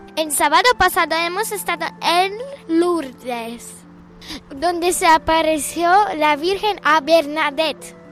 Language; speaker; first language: Spanish; early bilingual, other home language; Polish